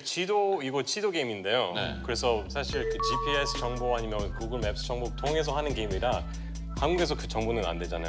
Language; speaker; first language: Korean; non-native, fluent; English